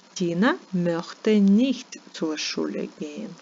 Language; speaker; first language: German; non-native, fluent; Ukrainian